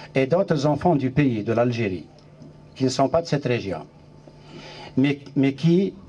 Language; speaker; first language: French; non-native, local second language; Arabic